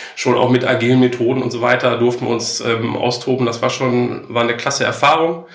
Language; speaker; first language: German; native; German